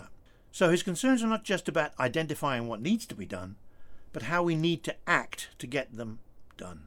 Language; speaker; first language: English; native; English